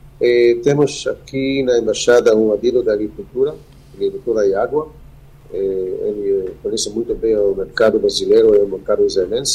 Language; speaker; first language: Portuguese; non-native, fluent; Hebrew